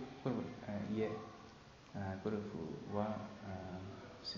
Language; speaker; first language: Japanese; non-native, learner; Vietnamese